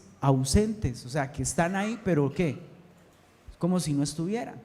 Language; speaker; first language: Spanish; native; Spanish